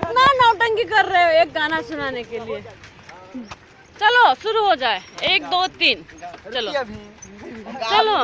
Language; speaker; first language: Hindi; native; Hindi